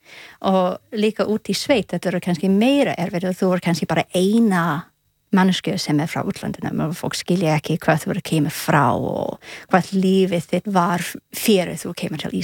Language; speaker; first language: Icelandic; non-native, learner; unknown